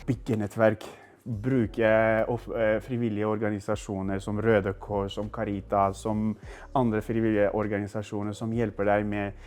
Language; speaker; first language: Norwegian; non-native, fluent; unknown